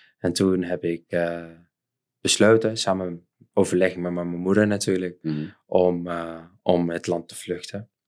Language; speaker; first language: Dutch; non-native, fluent; Arabic